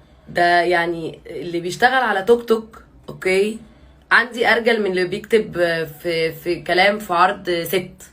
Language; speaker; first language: Arabic; native; Arabic